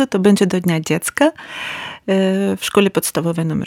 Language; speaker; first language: Polish; non-native, learner; Ukrainian